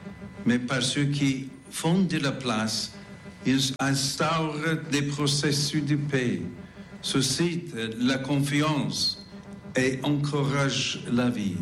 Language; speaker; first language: French; non-native, fluent; English